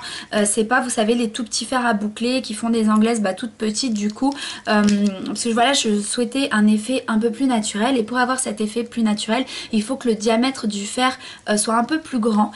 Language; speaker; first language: French; native; French